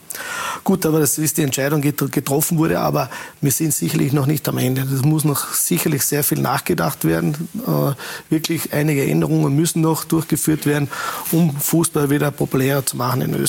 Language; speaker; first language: German; native; German